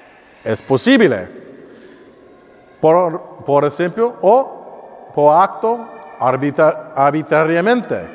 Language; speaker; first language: Spanish; non-native, learner; English